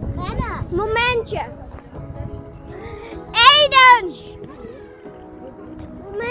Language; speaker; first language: Dutch; non-native, learner; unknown